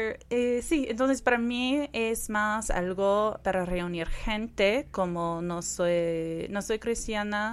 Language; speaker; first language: Spanish; non-native, fluent; English